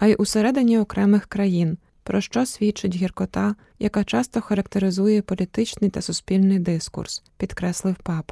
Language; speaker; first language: Ukrainian; native; Ukrainian